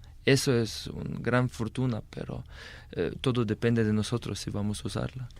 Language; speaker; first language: Spanish; non-native, fluent; Slovenian